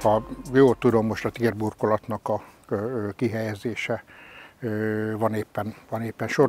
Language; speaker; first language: Hungarian; native; Hungarian